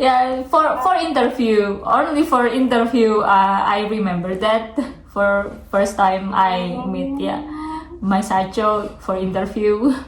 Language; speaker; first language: English; non-native, learner; Indonesian